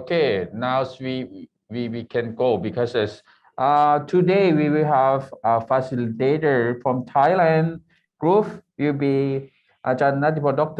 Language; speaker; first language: English; non-native, learner; Thai